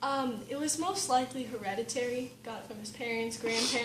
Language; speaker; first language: English; native; English